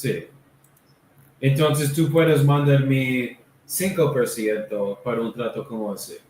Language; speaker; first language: Spanish; non-native, learner; English